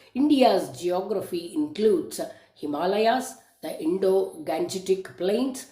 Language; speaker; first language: English; non-native, local second language; Kannada